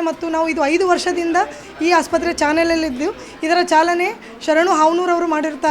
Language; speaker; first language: Kannada; native; Kannada